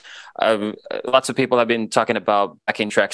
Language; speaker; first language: English; non-native, fluent; Swedish